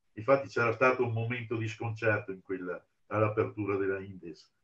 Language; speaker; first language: Italian; native; Italian